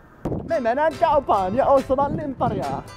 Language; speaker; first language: Finnish; non-native, learner; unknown